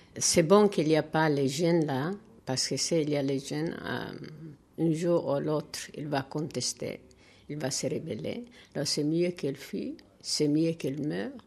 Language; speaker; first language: French; non-native, learner; Tigrinya